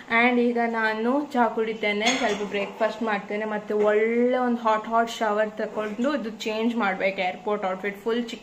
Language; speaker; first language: Kannada; non-native, local second language; Konkani